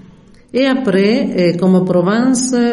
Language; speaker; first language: French; non-native, fluent; Spanish